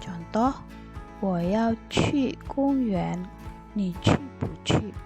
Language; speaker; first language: Chinese; non-native, fluent; Indonesian